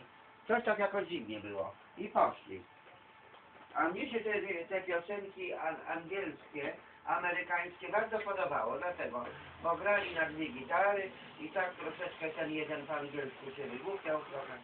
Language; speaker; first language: Polish; native; Polish